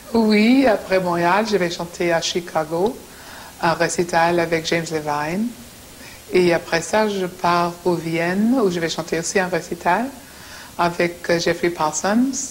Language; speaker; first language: French; non-native, fluent; English